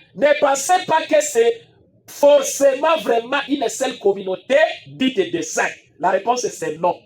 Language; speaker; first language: French; non-native, local second language; Swahili